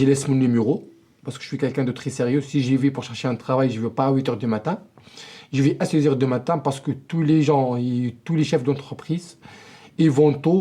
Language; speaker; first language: French; non-native, local second language; Arabic